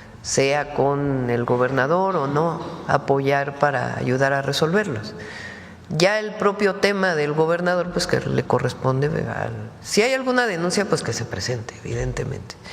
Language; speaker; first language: Spanish; native; Spanish